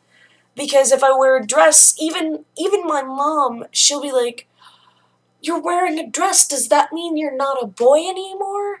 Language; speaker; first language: English; native; English